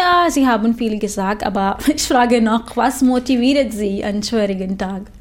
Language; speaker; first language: German; non-native, fluent; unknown